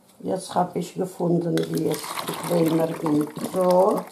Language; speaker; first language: German; non-native, fluent; Russian